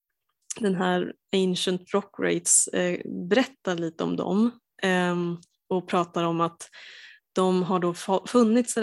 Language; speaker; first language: Swedish; native; Swedish